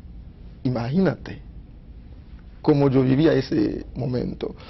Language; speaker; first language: Spanish; non-native, fluent; Haitian Creole